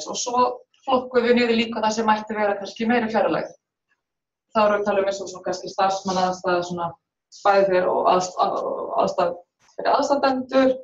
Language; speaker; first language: Icelandic; native; Icelandic